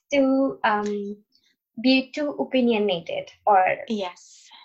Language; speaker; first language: English; non-native, local second language; Urdu